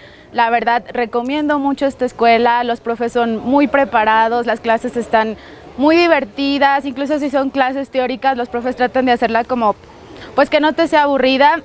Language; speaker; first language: Spanish; native; Spanish